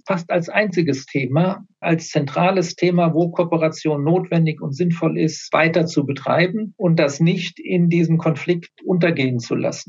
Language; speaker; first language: German; native; German